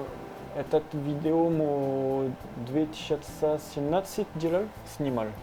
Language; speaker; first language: Russian; non-native, learner; French